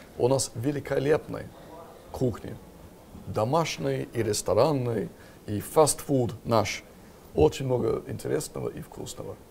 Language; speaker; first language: Russian; non-native, fluent; English